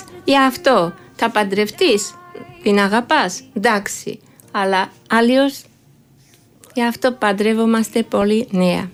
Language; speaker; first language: Greek; non-native, learner; Georgian